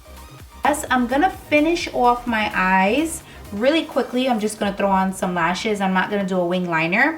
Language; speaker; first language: English; native; English